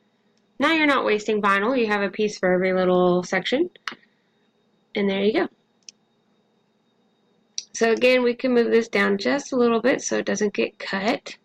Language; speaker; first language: English; native; English